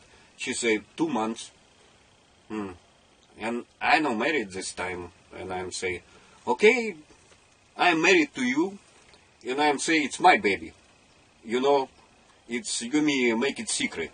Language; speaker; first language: English; non-native, learner; Russian